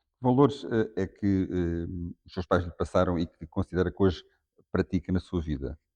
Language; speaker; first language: Portuguese; native; Portuguese